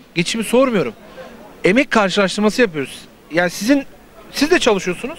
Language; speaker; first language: Turkish; native; Turkish